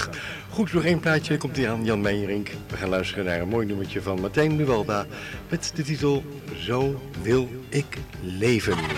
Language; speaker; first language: Dutch; native; Dutch